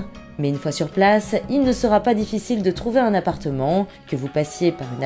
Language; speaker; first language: French; native; French